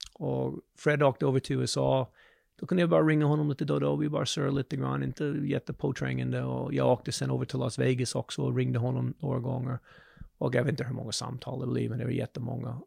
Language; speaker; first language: Swedish; non-native, fluent; English